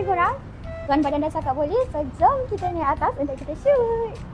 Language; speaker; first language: Malay; native; Malay